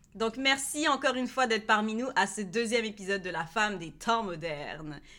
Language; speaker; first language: French; native; French